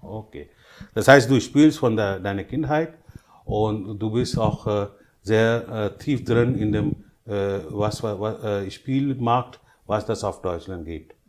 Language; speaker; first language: German; non-native, learner; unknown